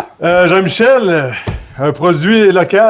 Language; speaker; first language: French; native; French